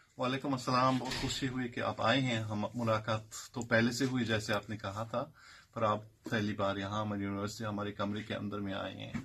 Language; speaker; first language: Urdu; non-native, fluent; German